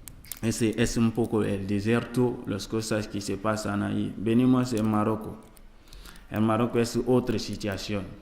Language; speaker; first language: Spanish; non-native, learner; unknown